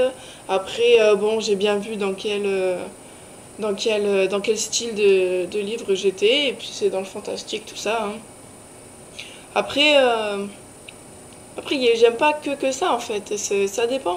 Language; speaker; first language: French; native; French